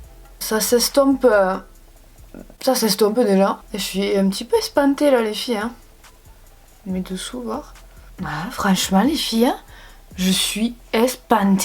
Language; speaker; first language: French; native; French